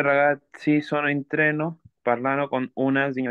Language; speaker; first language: Italian; non-native, learner; Spanish